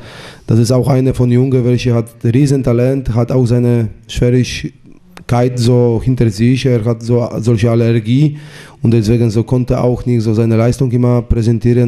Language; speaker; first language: German; non-native, fluent; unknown